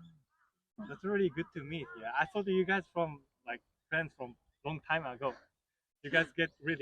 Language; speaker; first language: English; non-native, learner; Japanese